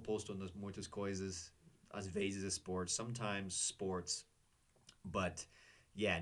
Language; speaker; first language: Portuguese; non-native, learner; English